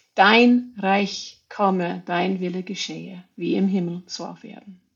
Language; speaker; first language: German; non-native, fluent; English